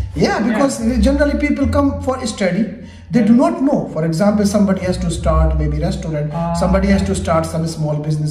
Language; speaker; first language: English; non-native, local second language; Hindi